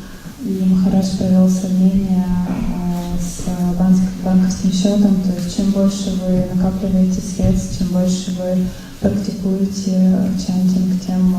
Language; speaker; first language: Russian; native; Russian